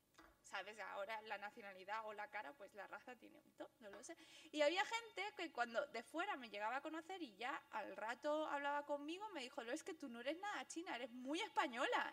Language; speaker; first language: Spanish; early bilingual, other home language; Chinese